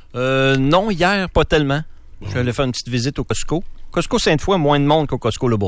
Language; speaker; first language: French; native; French